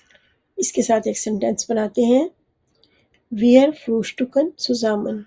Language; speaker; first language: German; non-native, fluent; Urdu